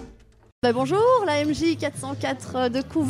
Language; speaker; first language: French; native; French